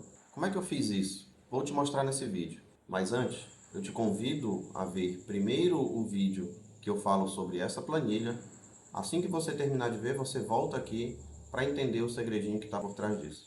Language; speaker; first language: Portuguese; native; Portuguese